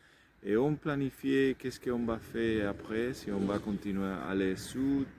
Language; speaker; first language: French; non-native, learner; Spanish